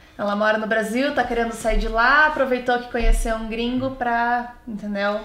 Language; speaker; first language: Portuguese; native; Portuguese